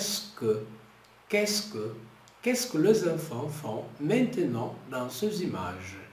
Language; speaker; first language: French; non-native, fluent; Portuguese